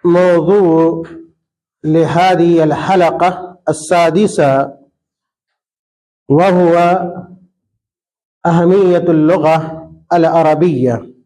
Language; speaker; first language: Arabic; non-native, fluent; Urdu